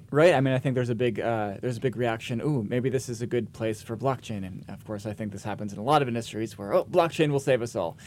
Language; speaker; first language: English; native; English